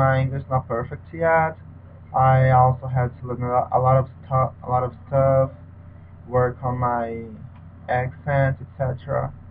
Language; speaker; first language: English; non-native, learner; Portuguese